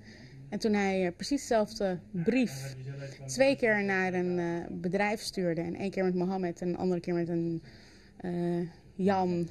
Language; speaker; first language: Dutch; native; Dutch